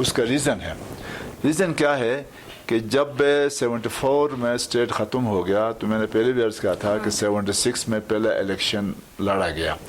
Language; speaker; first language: Urdu; non-native, local second language; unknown